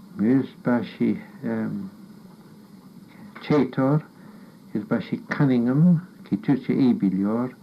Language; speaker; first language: Turkish; non-native, fluent; English